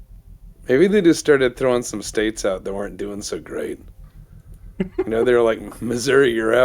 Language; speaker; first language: English; native; English